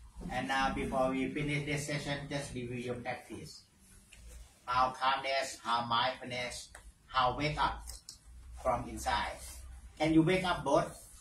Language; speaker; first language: English; non-native, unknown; Thai